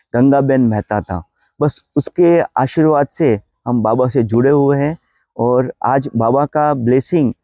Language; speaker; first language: Hindi; non-native, local second language; Gujarati